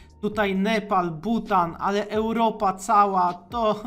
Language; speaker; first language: Polish; native; Polish